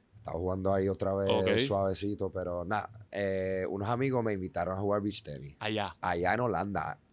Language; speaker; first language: Spanish; non-native, fluent; Dutch